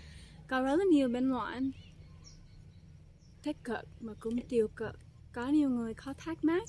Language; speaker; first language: Vietnamese; non-native, fluent; English